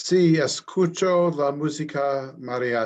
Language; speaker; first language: Spanish; non-native, learner; English